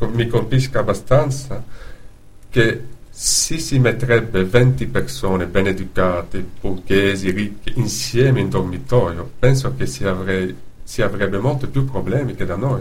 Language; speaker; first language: Italian; non-native, fluent; Dutch